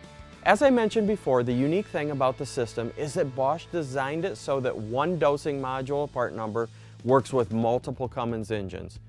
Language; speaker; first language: English; native; English